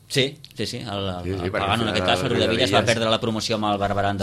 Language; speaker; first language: Catalan; native; Catalan